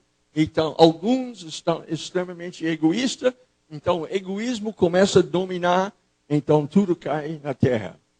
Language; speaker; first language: Portuguese; non-native, fluent; English